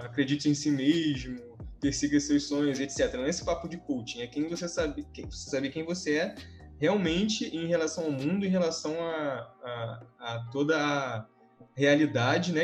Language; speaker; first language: Portuguese; native; Portuguese